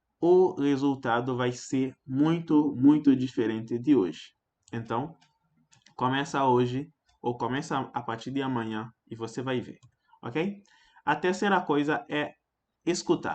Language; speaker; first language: Portuguese; non-native, fluent; French